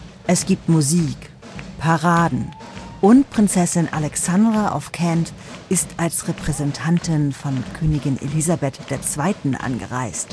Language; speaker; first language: German; native; German